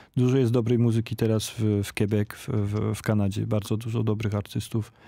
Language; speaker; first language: Polish; early bilingual, heritage; Polish